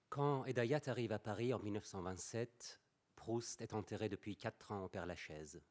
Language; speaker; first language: French; non-native, fluent; Persian